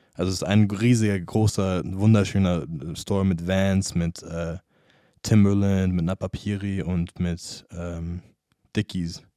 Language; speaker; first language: German; non-native, fluent; English